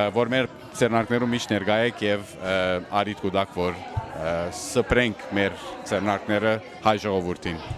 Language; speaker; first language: Armenian; early bilingual, heritage; Armenian